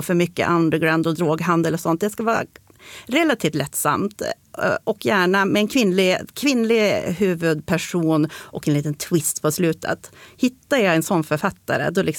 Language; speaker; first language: Swedish; native; Swedish